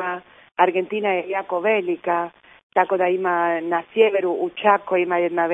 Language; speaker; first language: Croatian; early bilingual, heritage; Croatian